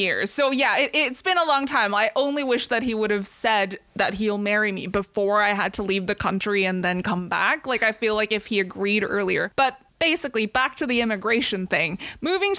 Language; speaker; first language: English; non-native, local second language; Cantonese